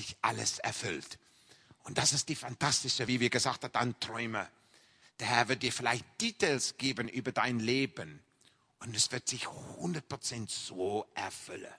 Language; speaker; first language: German; non-native, fluent; English